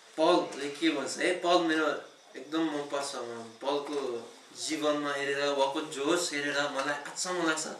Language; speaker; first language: Nepali; non-native, fluent; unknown